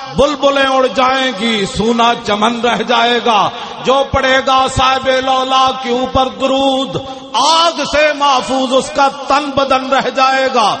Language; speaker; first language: Urdu; non-native, local second language; Punjabi